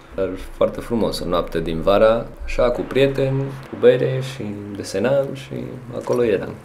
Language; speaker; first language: Romanian; non-native, learner; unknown